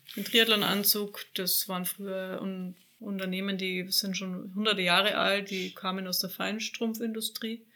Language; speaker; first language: German; native; German